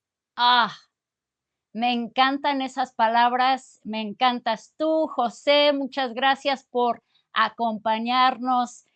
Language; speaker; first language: Spanish; early bilingual, other home language; English